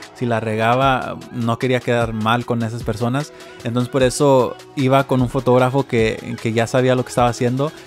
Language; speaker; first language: Spanish; early bilingual, heritage; Spanish